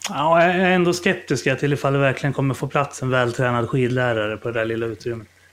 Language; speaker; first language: Swedish; native; Swedish